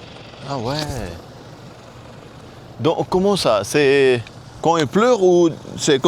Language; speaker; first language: French; non-native, learner; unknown